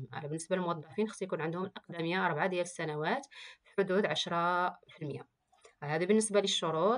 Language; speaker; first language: Arabic; native; Arabic